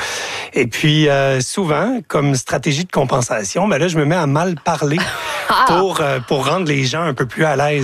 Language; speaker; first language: French; native; French